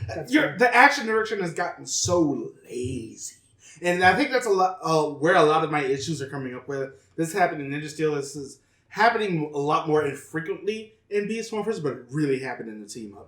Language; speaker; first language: English; native; English